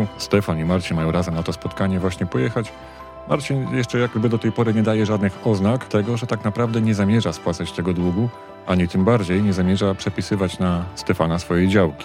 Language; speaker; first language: Polish; native; Polish